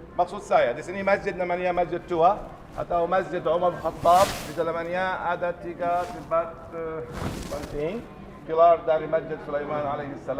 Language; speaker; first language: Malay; non-native, learner; Arabic